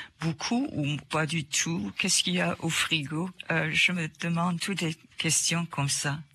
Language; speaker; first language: French; non-native, fluent; English